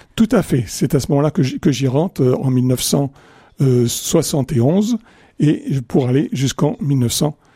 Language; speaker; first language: French; native; French